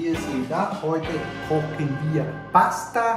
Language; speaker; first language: German; non-native, fluent; Italian